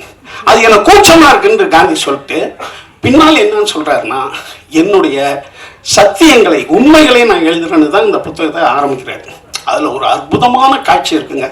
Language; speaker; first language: Tamil; native; Tamil